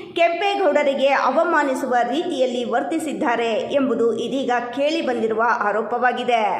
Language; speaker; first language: Kannada; native; Kannada